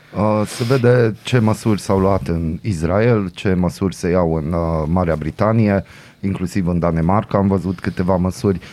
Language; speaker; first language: Romanian; native; Romanian